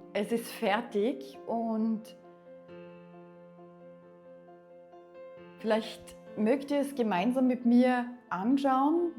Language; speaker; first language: German; native; German